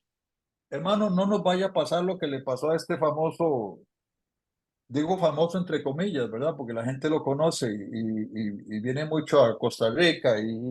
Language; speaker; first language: Spanish; native; Spanish